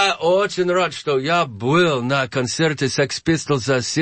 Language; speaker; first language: Russian; non-native, learner; English